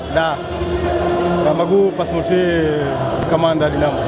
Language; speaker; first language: Russian; non-native, learner; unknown